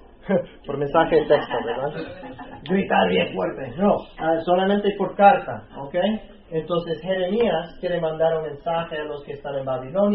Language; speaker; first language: Spanish; native; Spanish